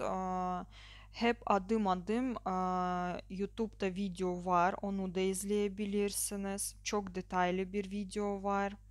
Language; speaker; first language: Turkish; non-native, learner; Russian